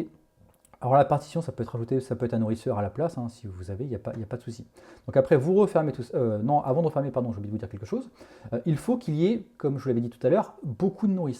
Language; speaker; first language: French; native; French